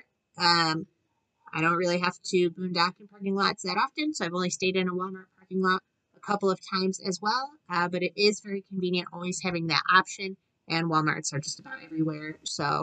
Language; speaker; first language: English; native; English